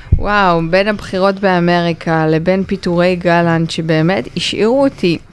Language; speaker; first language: Hebrew; native; Hebrew